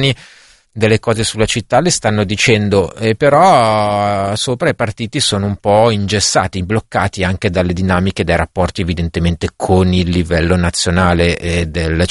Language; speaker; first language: Italian; native; Italian